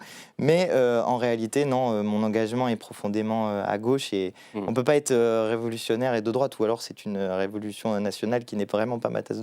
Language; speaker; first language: French; native; French